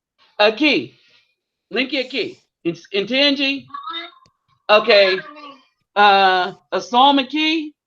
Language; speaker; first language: Portuguese; non-native, learner; English